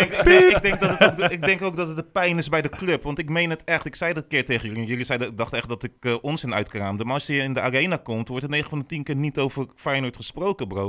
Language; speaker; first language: Dutch; native; Dutch